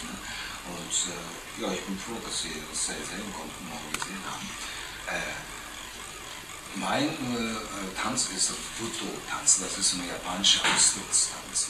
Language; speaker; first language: German; non-native, fluent; Japanese